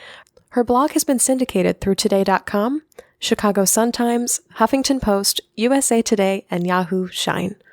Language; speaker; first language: English; native; English